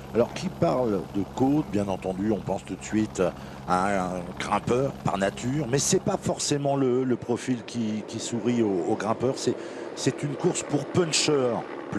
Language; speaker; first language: French; native; French